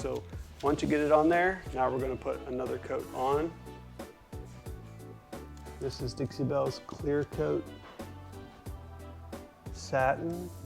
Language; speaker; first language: English; native; English